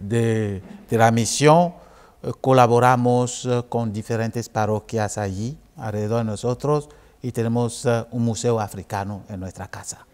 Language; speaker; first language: Spanish; non-native, fluent; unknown